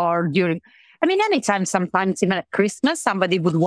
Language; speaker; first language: English; non-native, fluent; Italian